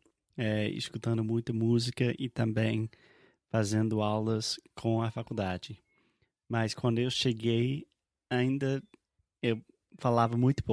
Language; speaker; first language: Portuguese; non-native, fluent; English